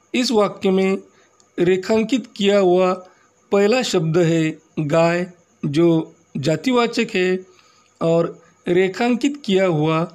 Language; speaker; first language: Hindi; non-native, local second language; Marathi